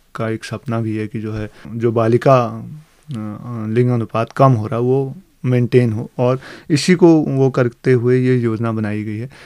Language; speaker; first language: Hindi; native; Hindi